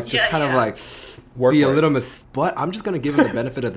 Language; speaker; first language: English; native; English